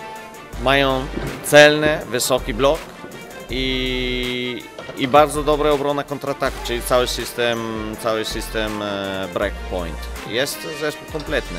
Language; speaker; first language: Polish; non-native, fluent; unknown